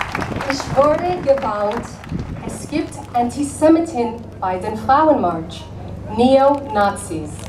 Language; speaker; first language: German; non-native, learner; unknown